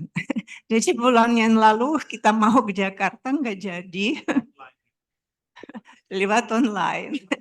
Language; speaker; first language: Indonesian; non-native, fluent; Russian